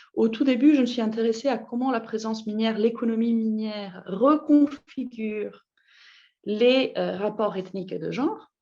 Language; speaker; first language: French; non-native, fluent; Italian